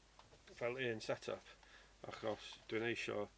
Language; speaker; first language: Welsh; non-native, learner; English